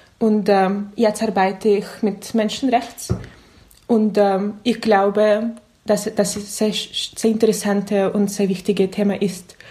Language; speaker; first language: German; non-native, learner; Russian